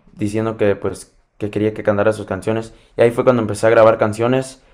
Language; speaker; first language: Spanish; early bilingual, heritage; Spanish